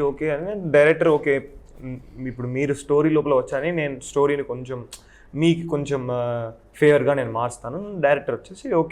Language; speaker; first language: Telugu; non-native, local second language; Tamil